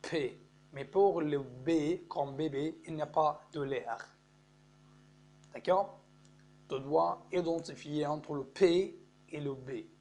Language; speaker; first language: French; non-native, fluent; Arabic